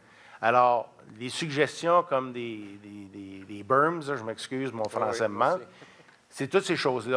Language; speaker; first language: French; native; French